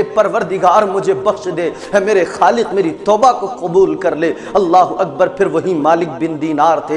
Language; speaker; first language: Urdu; native; Urdu